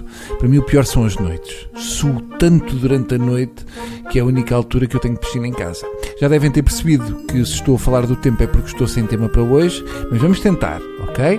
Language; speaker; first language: Portuguese; native; Portuguese